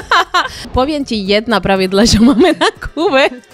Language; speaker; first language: Slovak; non-native, fluent; Spanish